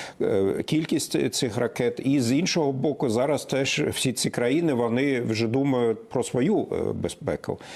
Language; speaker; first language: Ukrainian; non-native, fluent; German